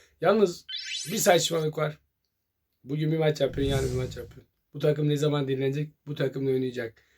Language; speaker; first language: Turkish; native; Turkish